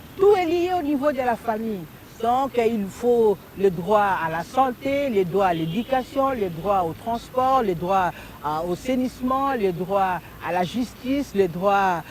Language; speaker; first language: French; non-native, local second language; Lingala